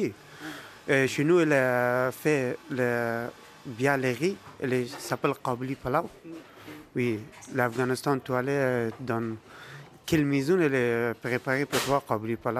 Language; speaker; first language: French; non-native, learner; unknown